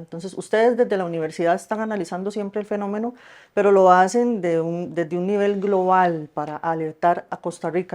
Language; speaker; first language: Spanish; native; Spanish